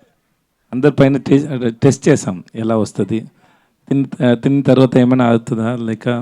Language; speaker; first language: Telugu; non-native, learner; Tamil